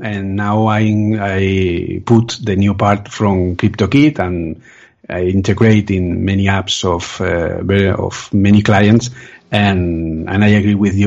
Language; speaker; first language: English; non-native, fluent; Spanish